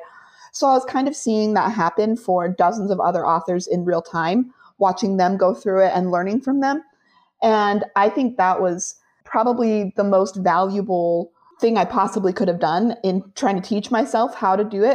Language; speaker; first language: English; native; English